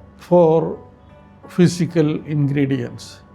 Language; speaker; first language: English; non-native, local second language; Malayalam